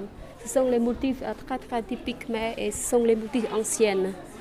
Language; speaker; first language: French; non-native, learner; Khmer